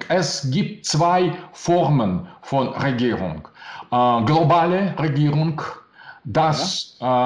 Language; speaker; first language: German; non-native, learner; Russian